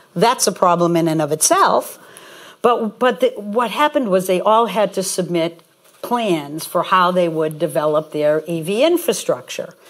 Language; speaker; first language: English; native; English